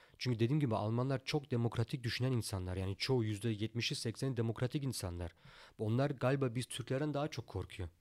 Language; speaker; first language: Turkish; early bilingual, heritage; Turkish